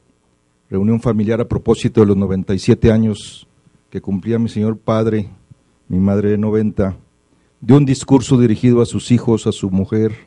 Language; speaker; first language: Spanish; native; Spanish